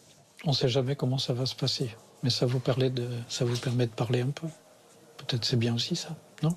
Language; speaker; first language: French; native; French